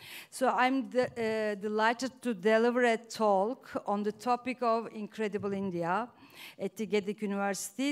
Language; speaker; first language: English; non-native, fluent; Turkish